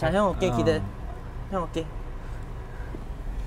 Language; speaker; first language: Korean; native; Korean